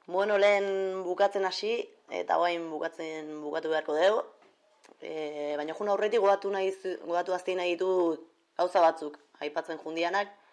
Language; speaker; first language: Basque; native; Basque